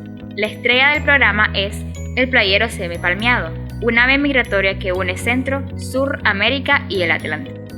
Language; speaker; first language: Spanish; native; Spanish